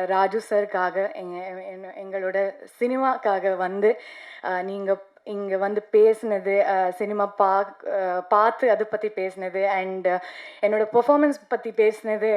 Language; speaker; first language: Tamil; non-native, learner; Kannada